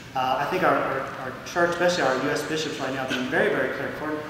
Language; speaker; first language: English; native; English